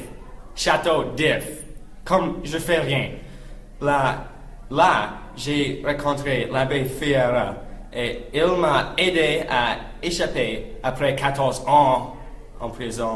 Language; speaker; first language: French; non-native, learner; English